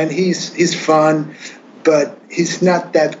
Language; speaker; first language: English; non-native, fluent; Swedish